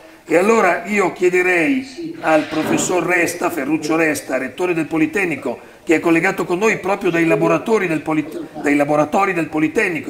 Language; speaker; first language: Italian; native; Italian